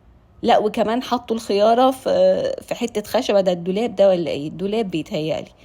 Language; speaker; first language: Arabic; native; Arabic